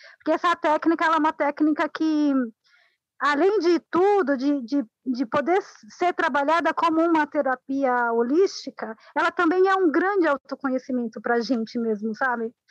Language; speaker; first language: Portuguese; non-native, fluent; Spanish